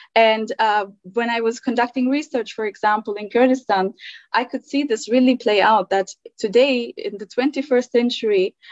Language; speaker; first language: English; early bilingual, other home language; German